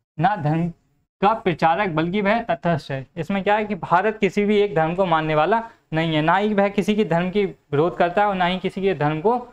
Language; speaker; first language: Hindi; native; Hindi